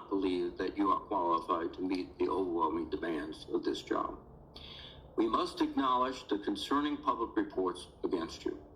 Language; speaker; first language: English; native; English